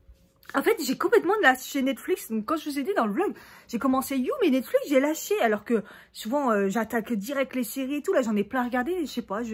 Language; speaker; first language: French; native; French